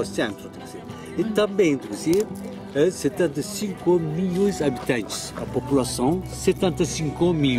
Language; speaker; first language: Portuguese; non-native, learner; Turkish